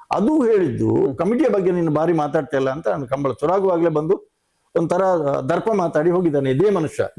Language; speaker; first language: Kannada; non-native, local second language; Tulu